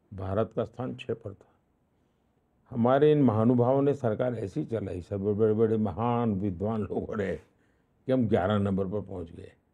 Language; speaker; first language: Hindi; non-native, local second language; Gujarati